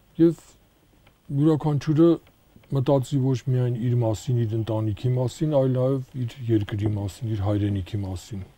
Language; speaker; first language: Armenian; native; Armenian